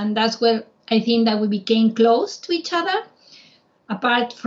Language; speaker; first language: English; non-native, fluent; Spanish